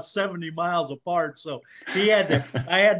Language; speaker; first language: English; native; English